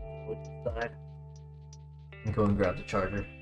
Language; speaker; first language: English; native; English